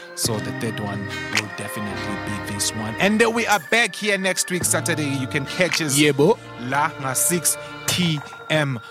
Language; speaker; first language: English; non-native, local second language; Swati